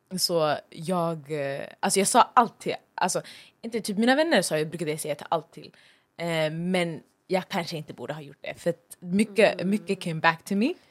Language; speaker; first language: Swedish; early bilingual, other home language; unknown